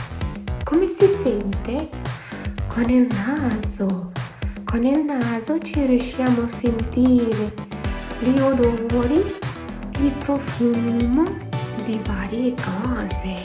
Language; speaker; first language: Italian; non-native, fluent; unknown